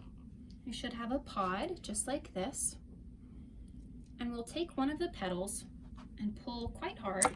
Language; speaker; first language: English; native; English